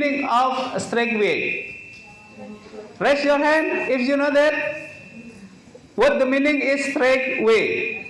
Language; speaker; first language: English; non-native, learner; Indonesian